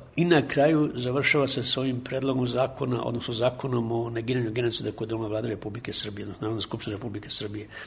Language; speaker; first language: Serbian; native; Serbian